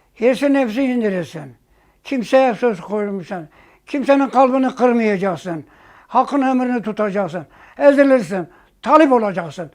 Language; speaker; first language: Turkish; non-native, local second language; Zaza